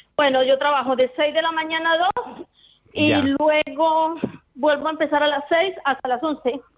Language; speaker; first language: Spanish; native; Spanish